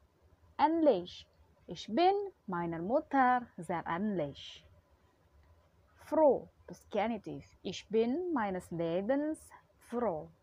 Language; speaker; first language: German; non-native, fluent; Indonesian